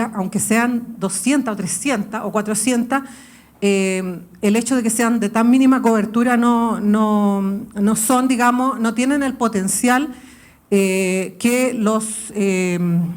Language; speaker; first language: Spanish; native; Spanish